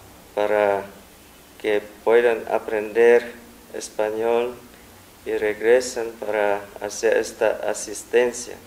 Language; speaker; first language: Spanish; non-native, fluent; Vietnamese